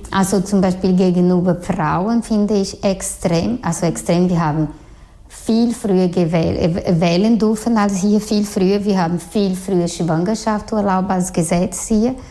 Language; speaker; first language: German; non-native, fluent; Portuguese